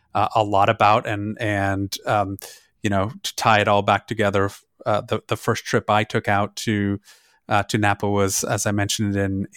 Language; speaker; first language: English; non-native, fluent; German